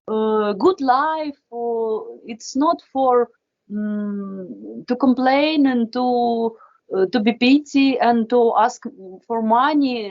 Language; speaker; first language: English; non-native, fluent; Russian